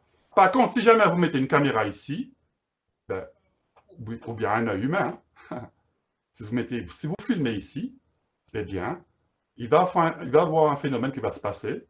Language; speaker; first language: French; native; French